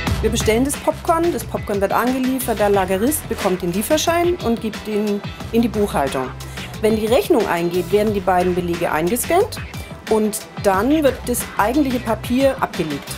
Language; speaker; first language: German; native; German